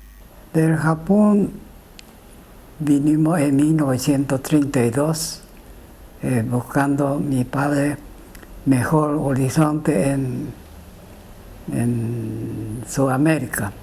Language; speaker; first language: Spanish; early bilingual, other home language; Japanese